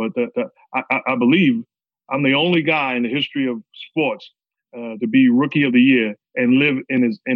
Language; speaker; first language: English; native; English